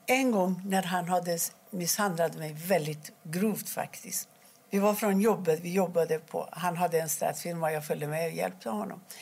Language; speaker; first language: Swedish; non-native, fluent; Persian